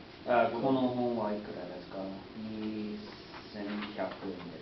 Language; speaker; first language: Japanese; non-native, learner; English